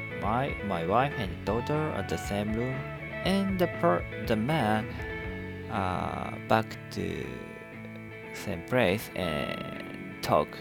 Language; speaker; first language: English; non-native, learner; Japanese